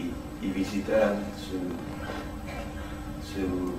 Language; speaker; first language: Spanish; non-native, learner; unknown